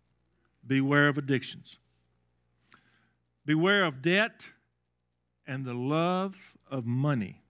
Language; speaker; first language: English; native; English